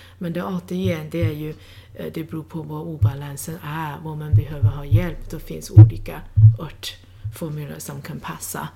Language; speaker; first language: Swedish; non-native, fluent; Chinese